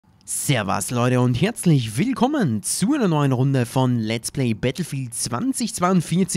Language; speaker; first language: German; native; German